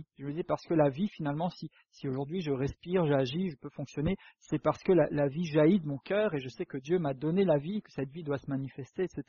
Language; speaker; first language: French; native; French